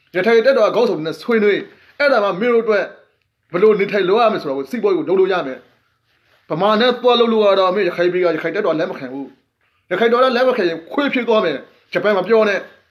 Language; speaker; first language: Burmese; non-native, local second language; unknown